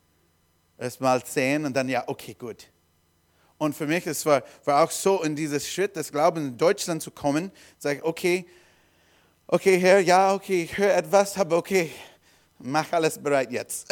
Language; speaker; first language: German; non-native, learner; English